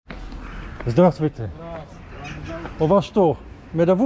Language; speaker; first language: Russian; non-native, learner; English